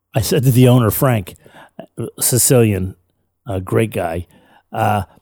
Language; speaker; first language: English; native; English